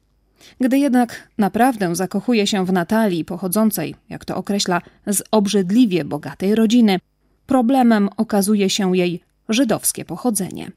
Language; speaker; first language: Polish; native; Polish